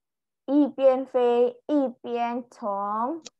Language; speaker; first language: Chinese; non-native, fluent; Indonesian